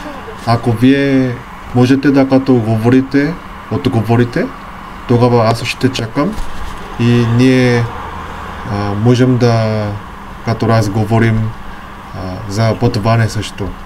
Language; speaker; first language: Bulgarian; non-native, learner; Korean